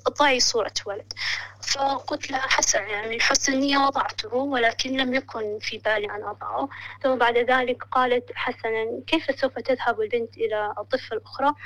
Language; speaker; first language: Arabic; non-native, local second language; Somali